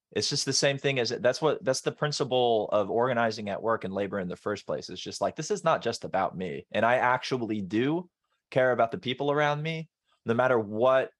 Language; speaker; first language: English; native; English